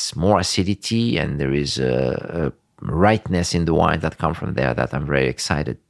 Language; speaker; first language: English; early bilingual, other home language; French